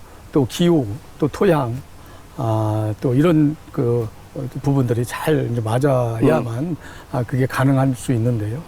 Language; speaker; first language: Korean; native; Korean